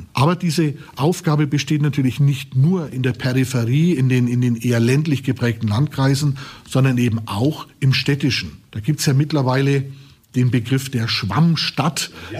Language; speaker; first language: German; native; German